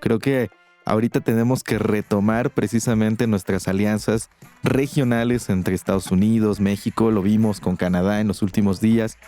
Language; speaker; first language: Spanish; native; Spanish